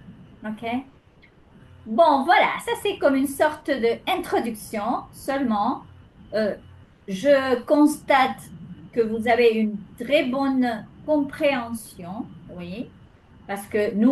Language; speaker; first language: French; non-native, fluent; Spanish